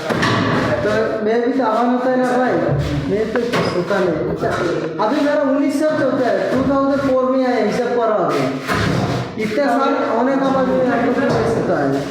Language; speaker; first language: Hindi; non-native, learner; Bangla